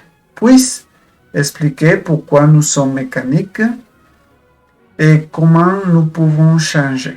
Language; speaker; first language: French; non-native, fluent; Spanish